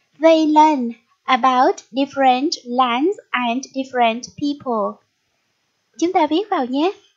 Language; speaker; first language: English; non-native, fluent; Vietnamese